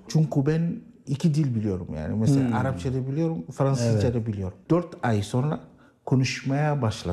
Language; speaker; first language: Turkish; non-native, learner; Arabic